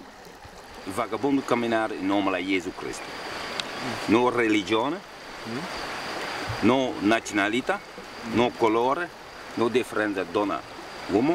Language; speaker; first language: Italian; non-native, learner; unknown